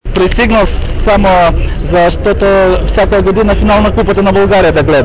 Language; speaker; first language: Bulgarian; non-native, learner; Russian